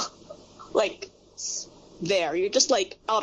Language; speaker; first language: English; non-native, local second language; Filipino